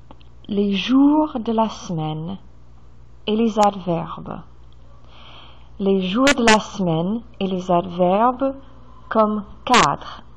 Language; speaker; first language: French; non-native, fluent; English